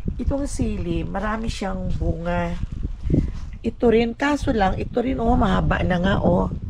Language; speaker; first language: Filipino; native; Filipino